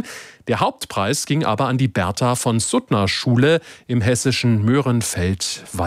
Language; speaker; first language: German; native; German